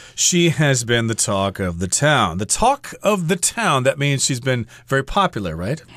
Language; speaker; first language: English; native; English